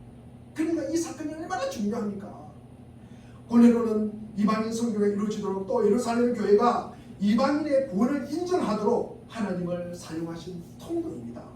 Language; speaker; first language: Korean; native; Korean